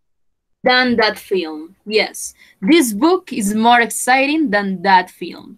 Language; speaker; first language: English; non-native, fluent; Spanish